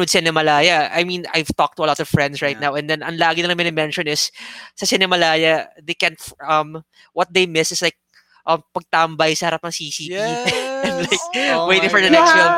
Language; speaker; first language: English; non-native, local second language; Filipino